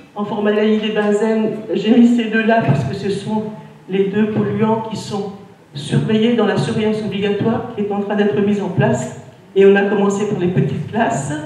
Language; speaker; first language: French; native; French